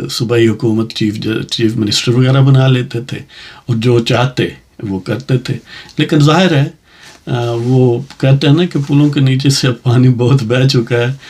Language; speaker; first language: Urdu; non-native, local second language; Punjabi